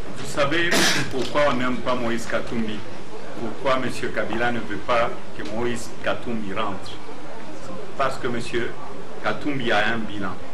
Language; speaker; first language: French; non-native, local second language; Swahili